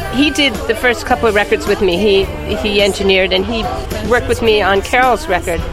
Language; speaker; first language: English; native; English